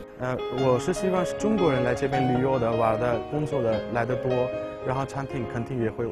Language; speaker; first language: Chinese; non-native, fluent; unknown